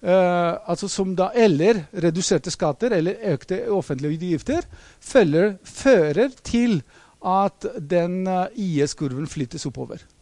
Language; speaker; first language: Norwegian; non-native, fluent; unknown